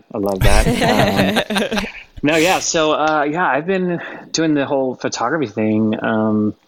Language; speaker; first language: English; native; English